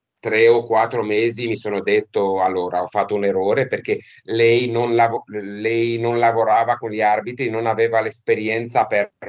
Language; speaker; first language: Italian; non-native, fluent; Romanian